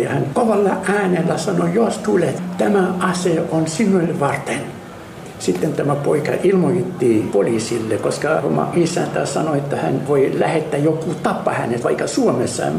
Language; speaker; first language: Finnish; non-native, fluent; Arabic